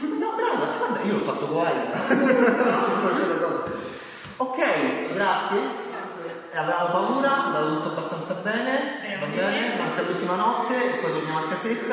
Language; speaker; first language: Italian; native; Italian